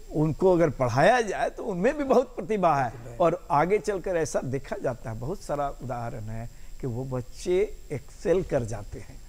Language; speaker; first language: Hindi; native; Hindi